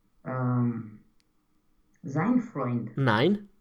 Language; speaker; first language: German; non-native, fluent; Romanian